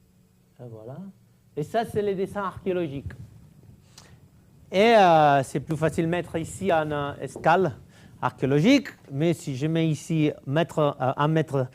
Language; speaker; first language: French; non-native, fluent; Catalan